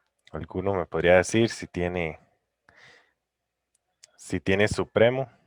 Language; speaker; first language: Spanish; native; Spanish